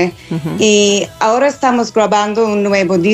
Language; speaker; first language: Spanish; non-native, learner; English